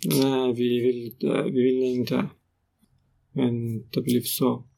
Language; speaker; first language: Swedish; non-native, learner; Persian